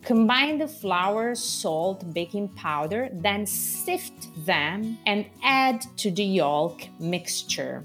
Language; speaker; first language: English; non-native, fluent; Italian